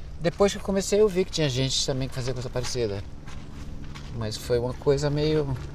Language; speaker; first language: Portuguese; early bilingual, other home language; English